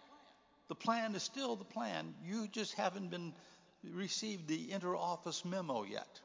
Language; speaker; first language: English; native; English